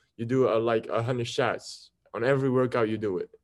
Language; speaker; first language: English; non-native, fluent; Dutch